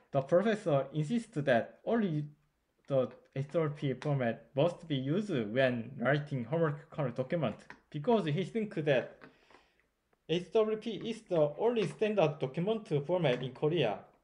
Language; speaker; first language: English; non-native, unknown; Korean